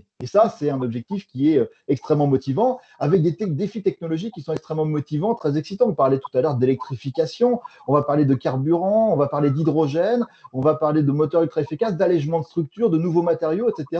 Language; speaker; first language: French; native; French